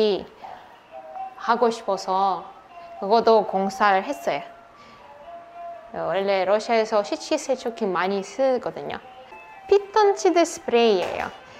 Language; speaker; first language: Korean; non-native, fluent; Russian